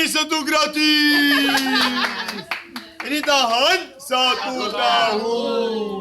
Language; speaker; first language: Indonesian; non-native, learner; Arabic